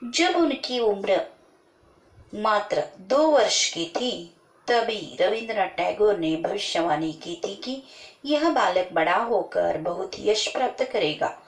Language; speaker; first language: Hindi; non-native, local second language; Kannada